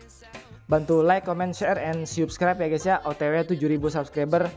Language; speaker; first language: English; non-native, learner; Indonesian